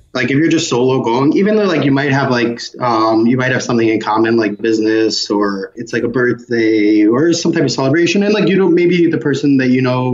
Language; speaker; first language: English; native; English